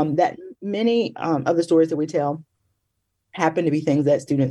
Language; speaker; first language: English; native; English